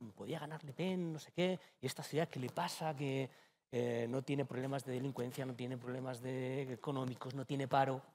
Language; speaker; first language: Spanish; native; Spanish